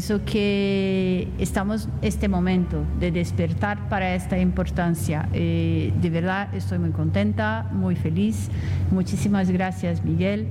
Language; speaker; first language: Spanish; non-native, learner; Portuguese